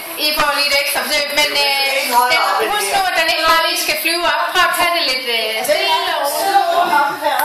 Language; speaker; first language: Danish; native; Danish